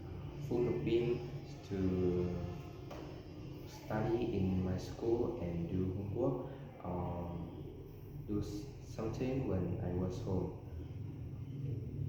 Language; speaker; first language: English; non-native, learner; Vietnamese